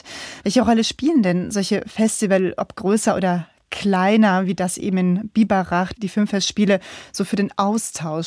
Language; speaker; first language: German; native; German